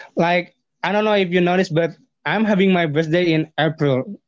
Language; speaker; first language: English; non-native, fluent; Indonesian